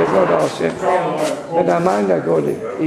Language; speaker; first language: Danish; non-native, learner; English